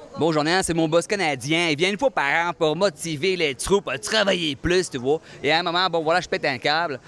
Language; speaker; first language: French; native; French